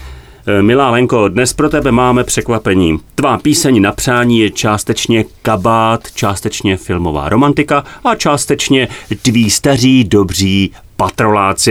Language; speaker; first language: Czech; native; Czech